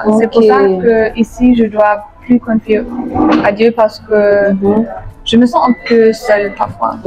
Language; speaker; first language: French; non-native, fluent; German